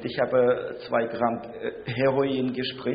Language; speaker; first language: German; non-native, fluent; Russian